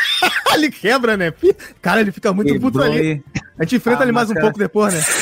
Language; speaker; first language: Portuguese; native; Portuguese